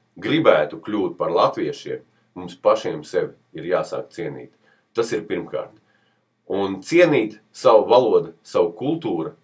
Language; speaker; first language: Latvian; native; Latvian